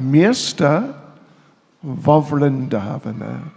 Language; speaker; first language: Russian; non-native, learner; English